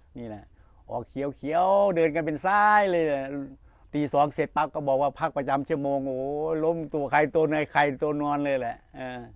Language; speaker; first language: Thai; native; Thai